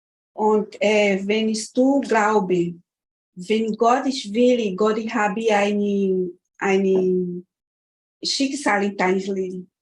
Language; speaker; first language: German; non-native, learner; Portuguese